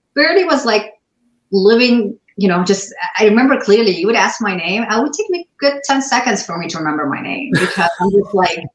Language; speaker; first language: English; non-native, fluent; Arabic